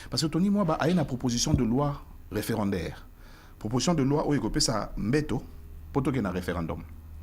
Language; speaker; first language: French; non-native, local second language; Lingala